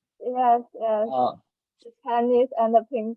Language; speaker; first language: English; non-native, learner; Chinese